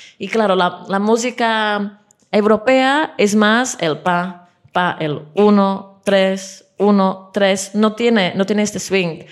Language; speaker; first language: Spanish; non-native, fluent; Czech